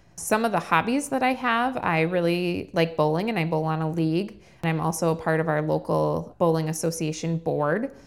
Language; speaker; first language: English; native; English